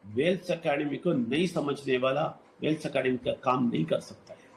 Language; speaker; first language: Hindi; non-native, local second language; Telugu